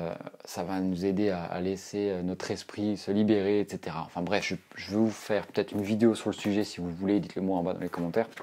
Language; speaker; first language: French; native; French